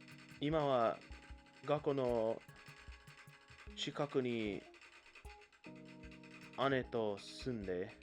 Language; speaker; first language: Japanese; non-native, learner; English